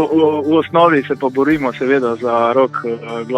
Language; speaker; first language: Slovenian; native; Slovenian